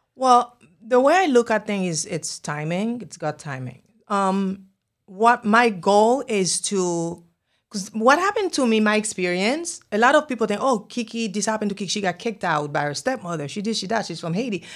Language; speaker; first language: English; non-native, fluent; Haitian Creole